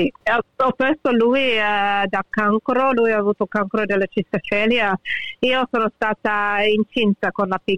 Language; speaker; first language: Italian; early bilingual, heritage; English